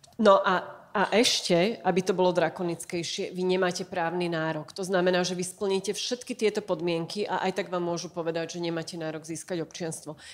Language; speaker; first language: Slovak; native; Slovak